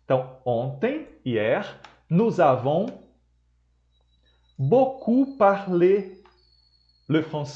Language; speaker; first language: French; non-native, fluent; Portuguese